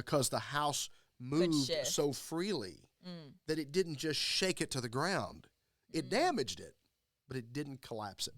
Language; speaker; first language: English; native; English